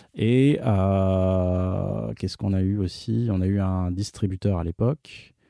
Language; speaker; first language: French; native; French